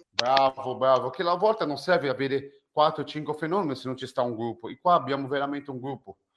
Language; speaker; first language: Italian; non-native, fluent; Portuguese